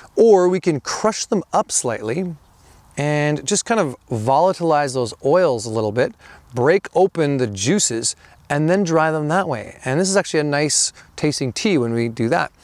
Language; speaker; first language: English; native; English